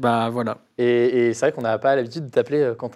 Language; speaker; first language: French; native; French